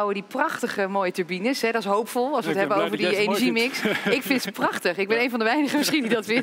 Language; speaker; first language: Dutch; native; Dutch